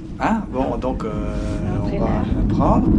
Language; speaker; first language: French; native; French